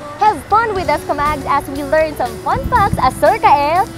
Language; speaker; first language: English; non-native, local second language; Spanish